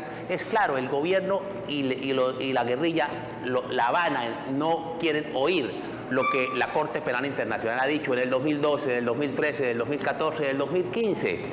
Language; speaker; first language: Spanish; native; Spanish